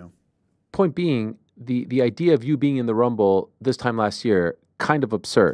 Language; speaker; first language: English; native; English